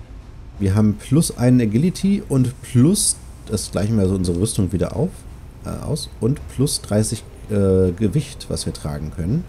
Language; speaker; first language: German; native; German